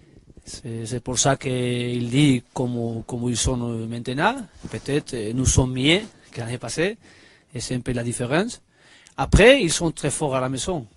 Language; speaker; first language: French; non-native, learner; Spanish